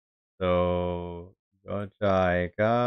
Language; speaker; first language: Korean; non-native, learner; English